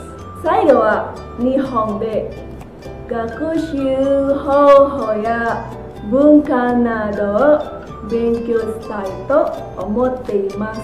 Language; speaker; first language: Japanese; non-native, fluent; Indonesian